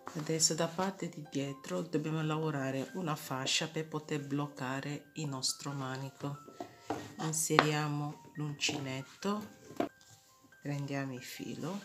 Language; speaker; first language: Italian; non-native, fluent; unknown